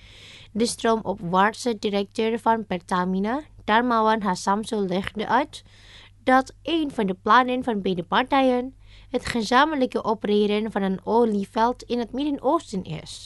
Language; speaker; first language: Dutch; non-native, learner; Indonesian